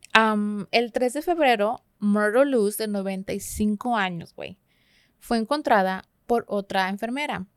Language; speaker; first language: Spanish; early bilingual, heritage; Spanish